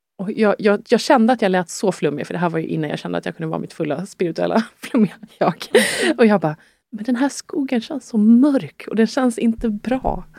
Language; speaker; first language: Swedish; native; Swedish